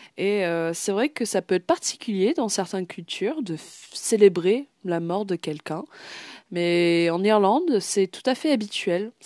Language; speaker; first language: French; non-native, fluent; English